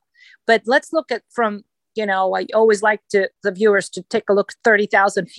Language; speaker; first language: English; non-native, fluent; Serbian